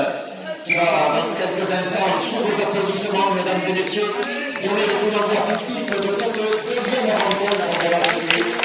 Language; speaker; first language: French; native; French